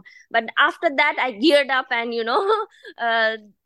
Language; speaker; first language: English; non-native, local second language; Bangla